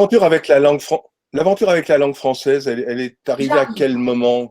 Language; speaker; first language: French; native; French